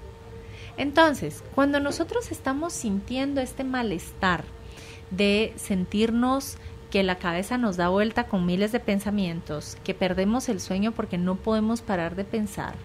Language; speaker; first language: Spanish; native; Spanish